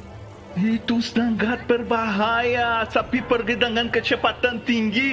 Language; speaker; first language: Indonesian; non-native, learner; Portuguese